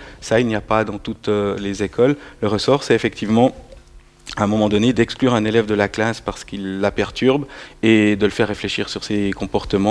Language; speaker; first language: French; native; French